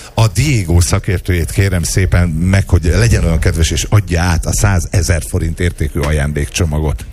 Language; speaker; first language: Hungarian; native; Hungarian